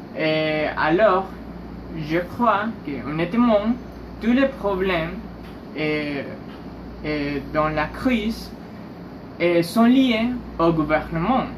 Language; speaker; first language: French; non-native, learner; Spanish